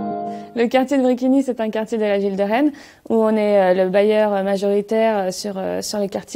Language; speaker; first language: French; native; French